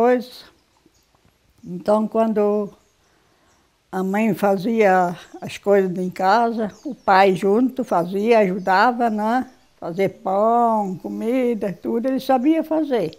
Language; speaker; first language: Portuguese; non-native, local second language; German